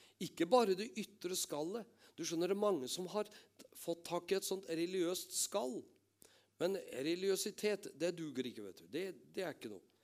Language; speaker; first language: Norwegian; native; Norwegian